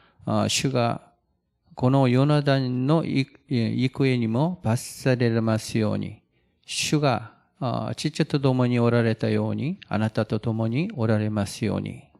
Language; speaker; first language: Japanese; non-native, fluent; Korean